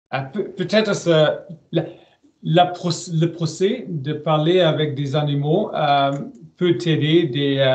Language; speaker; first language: French; non-native, learner; German